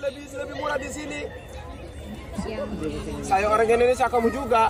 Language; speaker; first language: Indonesian; non-native, learner; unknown